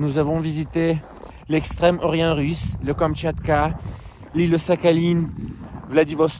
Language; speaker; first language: French; non-native, fluent; Russian